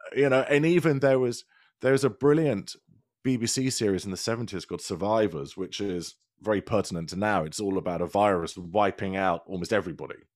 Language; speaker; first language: English; native; English